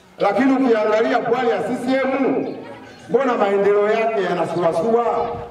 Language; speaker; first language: Swahili; native; Swahili